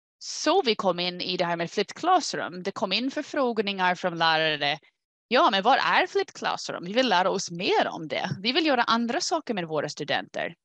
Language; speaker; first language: Swedish; non-native, fluent; English